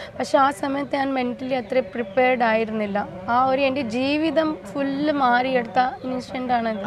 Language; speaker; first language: Malayalam; non-native, fluent; Bangla